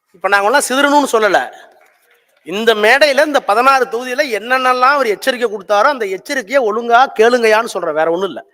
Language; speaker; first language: Tamil; native; Tamil